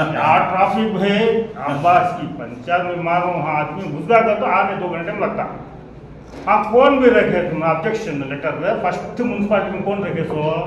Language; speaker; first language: Hindi; non-native, local second language; Urdu